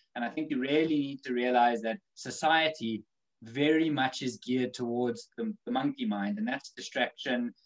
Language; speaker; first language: English; native; English